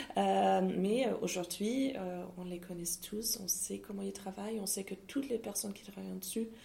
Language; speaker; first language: French; non-native, fluent; German